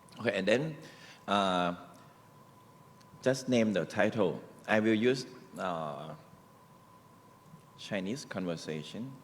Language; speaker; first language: English; non-native, learner; Thai